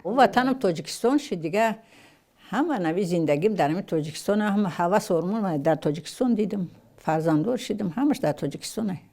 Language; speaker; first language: Tajik; non-native, local second language; Russian